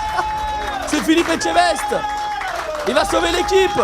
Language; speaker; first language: French; native; French